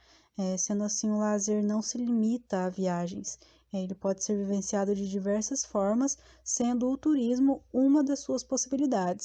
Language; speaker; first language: Portuguese; native; Portuguese